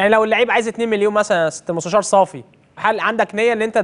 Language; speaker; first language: Arabic; native; Arabic